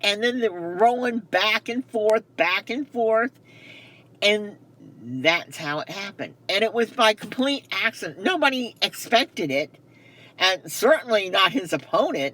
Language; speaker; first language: English; native; English